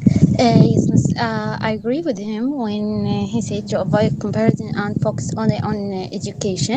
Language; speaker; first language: English; non-native, learner; Arabic